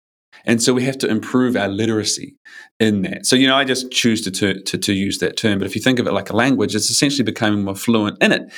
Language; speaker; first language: English; native; English